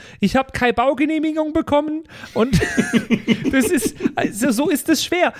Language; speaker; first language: German; native; German